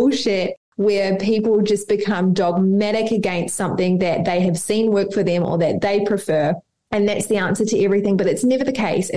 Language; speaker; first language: English; native; English